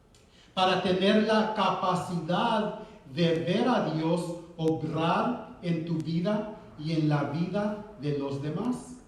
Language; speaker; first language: Spanish; early bilingual, heritage; Spanish